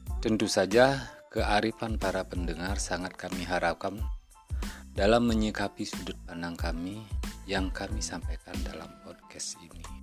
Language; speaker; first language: Indonesian; native; Indonesian